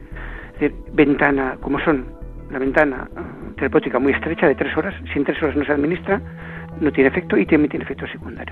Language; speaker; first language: Spanish; native; Spanish